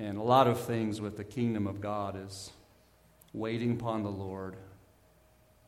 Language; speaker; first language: English; native; English